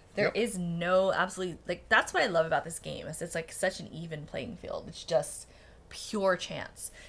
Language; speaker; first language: English; native; English